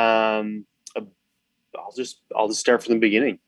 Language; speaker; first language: English; native; English